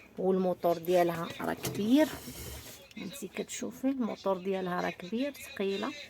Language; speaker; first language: Arabic; native; Arabic